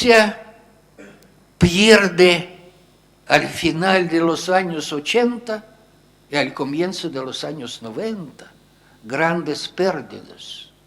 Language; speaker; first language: Spanish; non-native, fluent; Russian